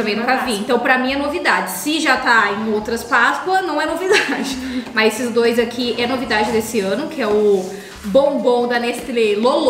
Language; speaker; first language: Portuguese; native; Portuguese